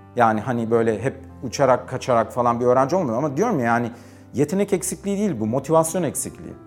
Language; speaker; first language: Turkish; native; Turkish